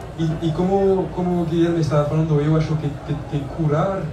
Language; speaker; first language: Portuguese; non-native, learner; French